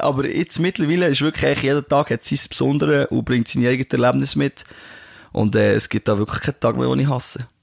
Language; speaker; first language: German; native; German